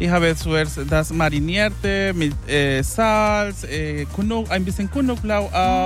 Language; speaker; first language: German; non-native, learner; Spanish